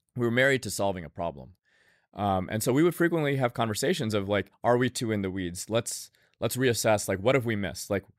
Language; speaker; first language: English; native; English